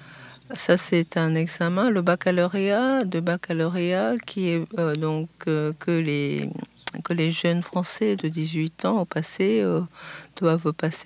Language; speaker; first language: French; non-native, fluent; Japanese